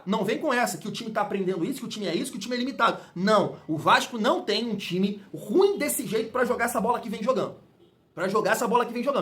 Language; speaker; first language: Portuguese; native; Portuguese